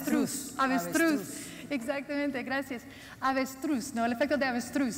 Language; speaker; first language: Spanish; non-native, fluent; English